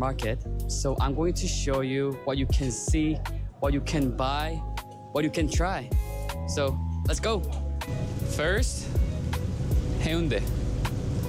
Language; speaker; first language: English; non-native, learner; Korean